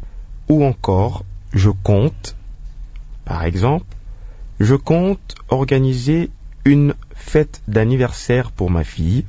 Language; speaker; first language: French; non-native, local second language; Lingala